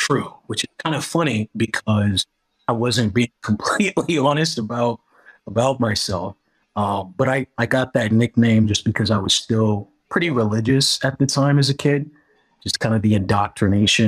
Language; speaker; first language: English; native; English